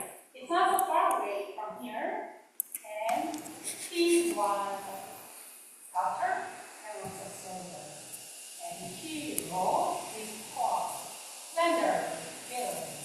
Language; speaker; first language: English; non-native, learner; Korean